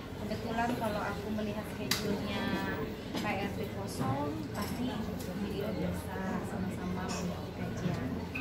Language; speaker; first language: Indonesian; native; Indonesian